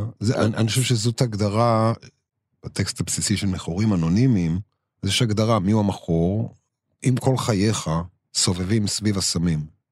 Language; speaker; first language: Hebrew; native; Hebrew